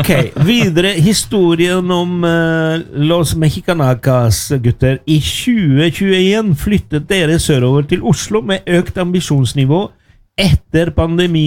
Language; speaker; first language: Norwegian; non-native, fluent; Spanish